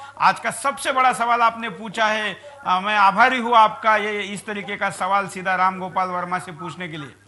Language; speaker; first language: Hindi; non-native, local second language; Marathi